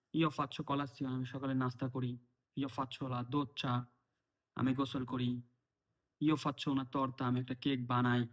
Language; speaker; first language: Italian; non-native, learner; Bangla